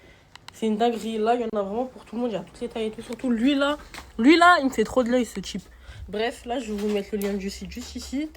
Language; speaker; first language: French; native; French